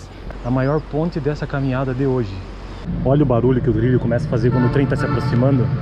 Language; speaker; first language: Portuguese; native; Portuguese